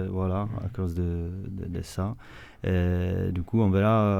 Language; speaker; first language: French; non-native, fluent; Czech